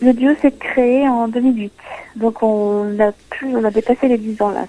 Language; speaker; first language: French; native; French